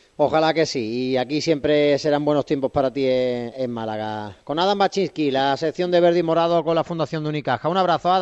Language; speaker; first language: Spanish; native; Spanish